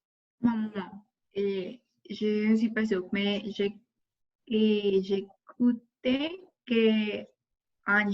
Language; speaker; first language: French; non-native, learner; Spanish